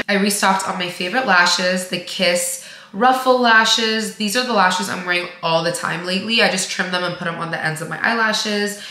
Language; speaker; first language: English; native; English